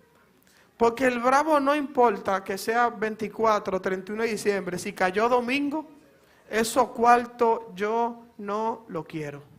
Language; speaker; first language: Spanish; native; Spanish